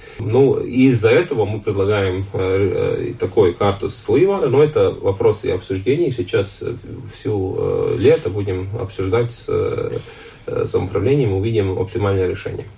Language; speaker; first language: Russian; non-native, local second language; Latvian